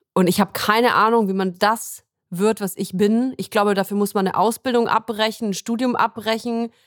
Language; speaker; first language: German; native; German